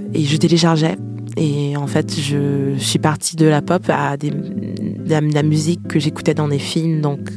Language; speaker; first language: French; native; French